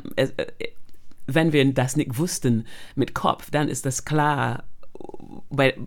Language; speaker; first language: German; non-native, fluent; English